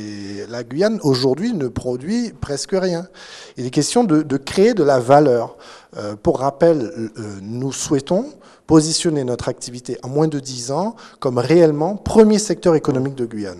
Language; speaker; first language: French; native; French